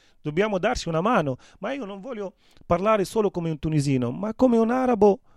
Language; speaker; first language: Italian; non-native, fluent; Arabic